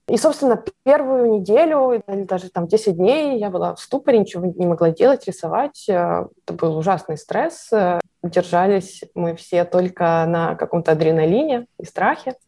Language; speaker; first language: Russian; native; Russian